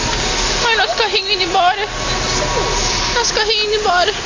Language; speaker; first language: Portuguese; native; Portuguese